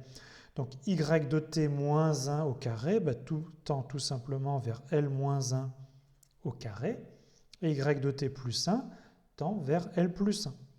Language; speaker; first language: French; native; French